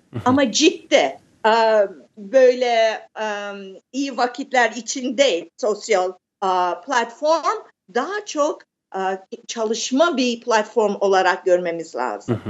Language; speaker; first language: Turkish; early bilingual, heritage; Turkish